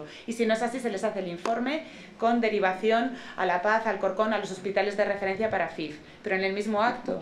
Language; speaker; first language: Spanish; native; Spanish